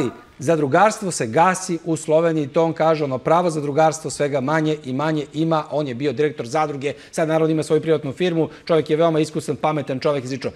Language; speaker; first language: Serbian; native; Serbian